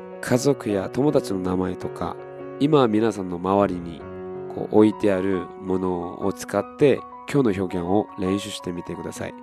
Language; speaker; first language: Japanese; non-native, fluent; Korean